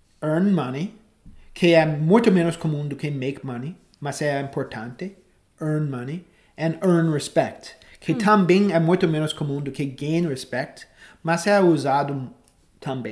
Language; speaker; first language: Portuguese; non-native, fluent; English